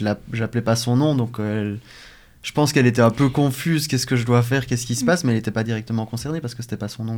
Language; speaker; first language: French; native; French